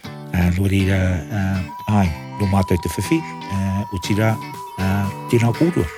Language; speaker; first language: Māori; non-native, local second language; English